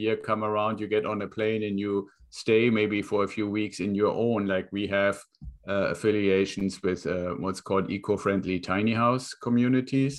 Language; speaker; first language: English; non-native, fluent; German